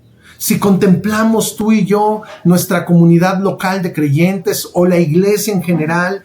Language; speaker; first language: Spanish; native; Spanish